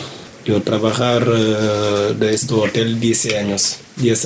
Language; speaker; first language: Spanish; non-native, learner; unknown